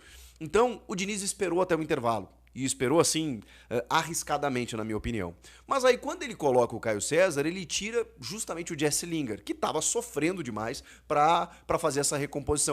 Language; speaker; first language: Portuguese; native; Portuguese